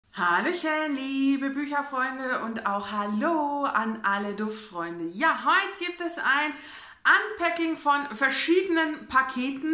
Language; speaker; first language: German; native; German